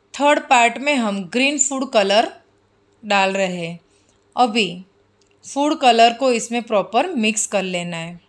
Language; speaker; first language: Hindi; non-native, local second language; Gujarati